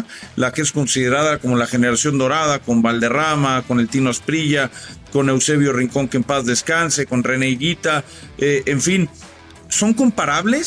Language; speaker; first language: Spanish; native; Spanish